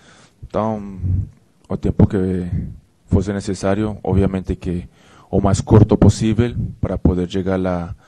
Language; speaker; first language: Portuguese; non-native, fluent; Spanish